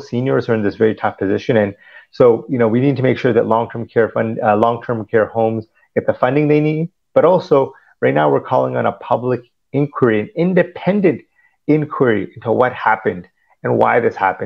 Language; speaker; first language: English; early bilingual, other home language; Punjabi